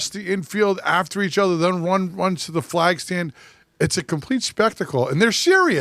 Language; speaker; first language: English; native; English